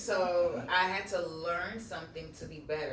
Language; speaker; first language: English; native; English